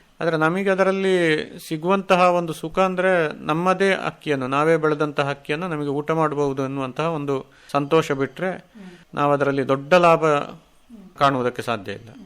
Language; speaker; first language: Kannada; native; Kannada